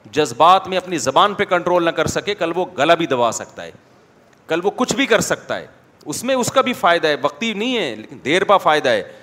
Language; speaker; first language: Urdu; native; Urdu